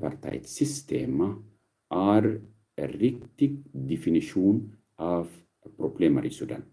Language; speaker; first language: Swedish; non-native, learner; Arabic